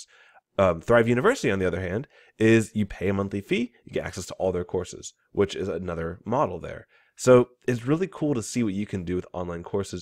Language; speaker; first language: English; native; English